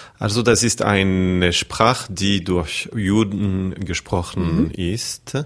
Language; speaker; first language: German; non-native, fluent; French